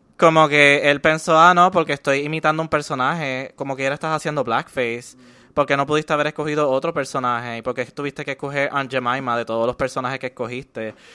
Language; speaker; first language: Spanish; native; Spanish